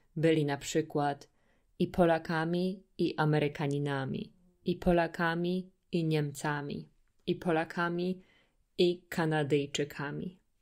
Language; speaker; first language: Polish; native; Polish